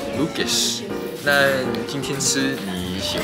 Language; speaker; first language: Chinese; early bilingual, heritage; English